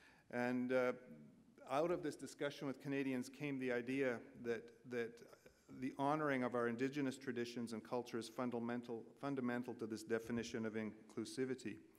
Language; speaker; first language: English; native; English